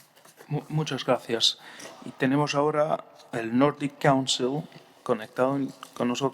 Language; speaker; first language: Spanish; non-native, fluent; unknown